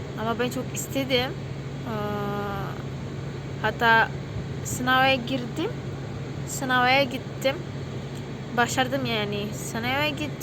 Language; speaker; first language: Turkish; non-native, learner; Indonesian